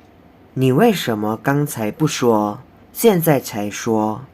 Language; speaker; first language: Chinese; non-native, fluent; Indonesian